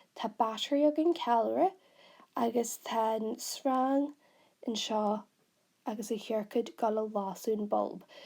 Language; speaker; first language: Irish; non-native, local second language; English